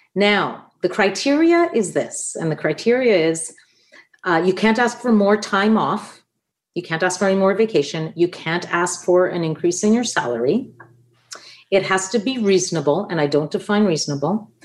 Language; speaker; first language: English; non-native, fluent; Italian